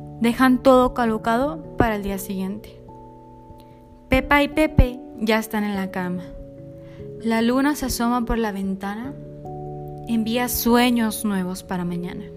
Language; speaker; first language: Spanish; native; Spanish